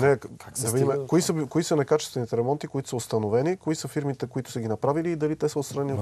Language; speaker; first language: Bulgarian; native; Bulgarian